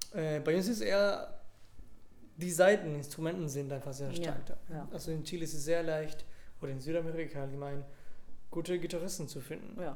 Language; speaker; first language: German; non-native, fluent; Spanish